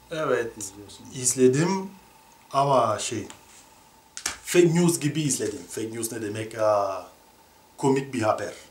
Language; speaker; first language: Turkish; non-native, learner; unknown